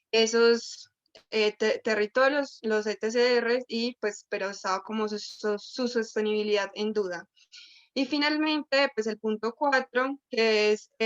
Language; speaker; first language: Spanish; native; Spanish